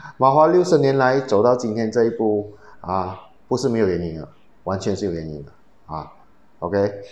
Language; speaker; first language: Chinese; native; Chinese